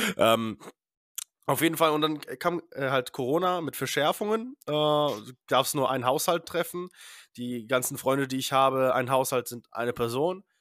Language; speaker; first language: German; early bilingual, other home language; Polish